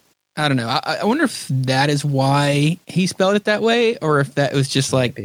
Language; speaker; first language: English; native; English